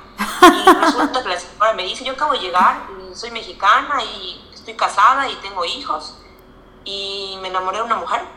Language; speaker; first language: Spanish; native; Spanish